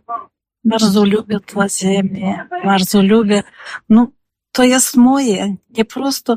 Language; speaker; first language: Polish; early bilingual, heritage; Polish